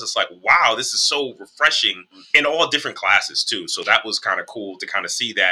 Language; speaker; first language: English; native; English